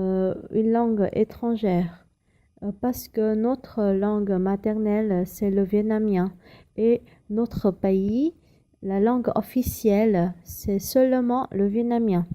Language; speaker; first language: French; non-native, learner; Vietnamese